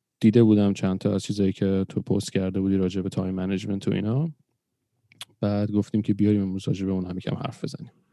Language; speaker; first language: Persian; early bilingual, other home language; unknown